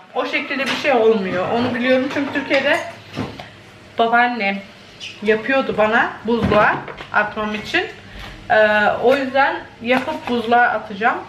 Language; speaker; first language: Turkish; native; Turkish